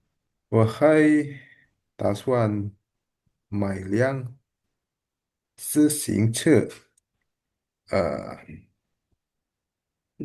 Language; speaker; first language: Chinese; non-native, learner; Indonesian